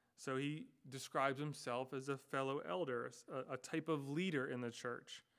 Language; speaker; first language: English; native; English